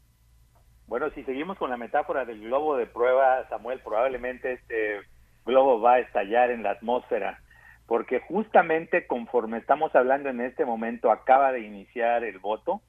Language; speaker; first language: Spanish; native; Spanish